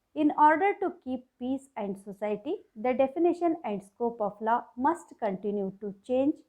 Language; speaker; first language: English; non-native, local second language; Kannada